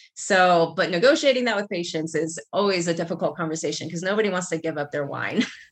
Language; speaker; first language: English; native; English